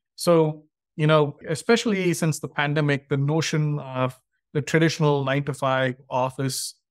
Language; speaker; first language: English; non-native, local second language; Tamil